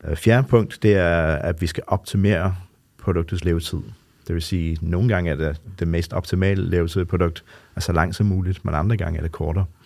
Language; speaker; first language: Danish; non-native, fluent; English